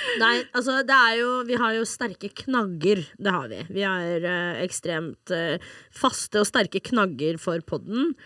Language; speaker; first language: Norwegian; non-native, fluent; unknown